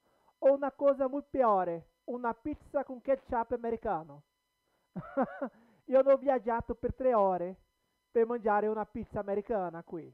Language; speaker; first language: Italian; non-native, learner; Portuguese